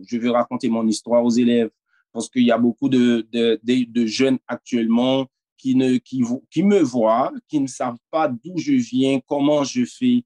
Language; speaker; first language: French; non-native, local second language; Haitian Creole